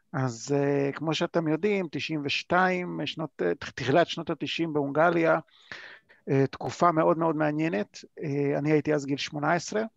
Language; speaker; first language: Hebrew; non-native, fluent; Hungarian